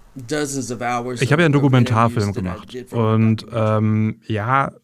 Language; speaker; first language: German; non-native, fluent; English